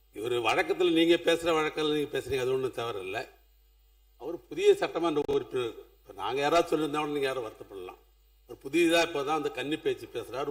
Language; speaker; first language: Tamil; native; Tamil